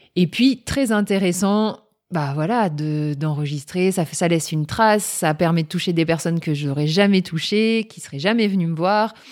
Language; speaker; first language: French; native; French